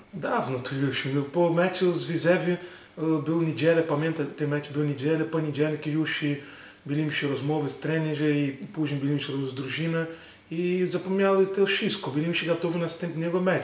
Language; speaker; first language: Polish; non-native, learner; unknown